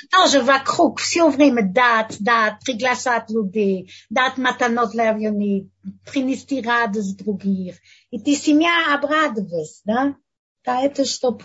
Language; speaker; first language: Russian; non-native, learner; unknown